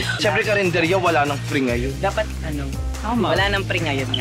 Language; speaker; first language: Filipino; native; Filipino